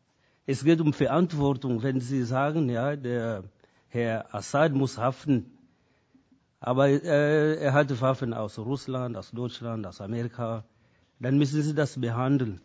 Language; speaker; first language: German; non-native, fluent; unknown